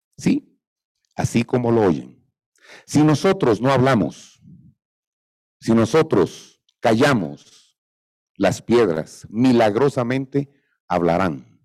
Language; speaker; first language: Spanish; native; Spanish